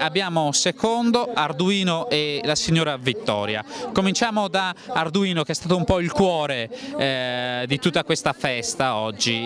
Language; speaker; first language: Italian; native; Italian